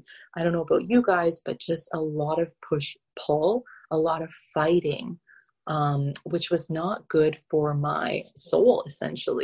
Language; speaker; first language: English; native; English